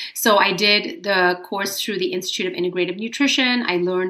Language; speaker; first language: English; non-native, local second language; Hindi